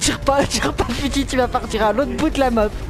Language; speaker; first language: French; native; French